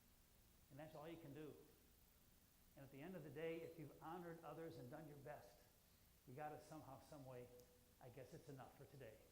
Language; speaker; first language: English; native; English